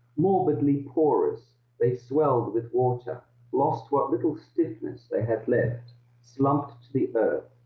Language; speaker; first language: English; early bilingual, other home language; Dutch